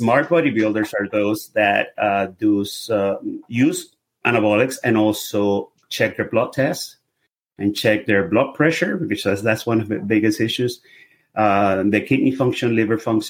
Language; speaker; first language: English; non-native, fluent; Spanish